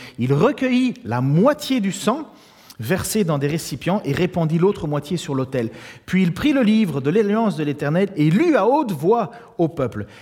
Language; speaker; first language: French; native; French